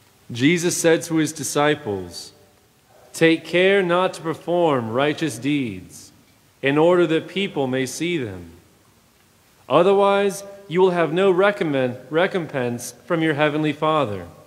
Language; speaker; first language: English; native; English